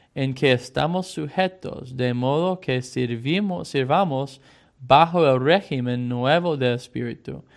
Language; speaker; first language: Spanish; non-native, fluent; English